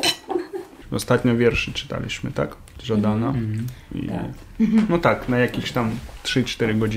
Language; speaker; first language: Polish; non-native, learner; Ukrainian